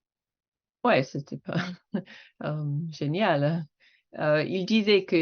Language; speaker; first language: French; non-native, fluent; English